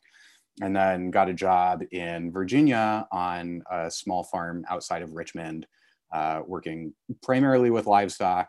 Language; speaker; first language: English; native; English